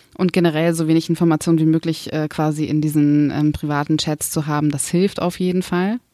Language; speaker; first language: German; early bilingual, other home language; Kurdish